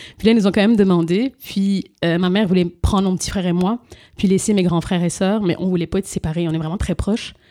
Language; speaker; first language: French; early bilingual, other home language; Lingala